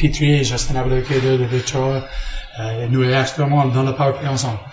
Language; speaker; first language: French; non-native, learner; English